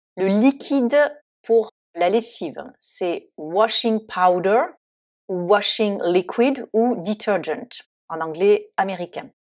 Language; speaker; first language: French; native; French